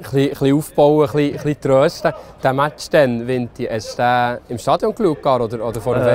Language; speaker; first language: German; native; German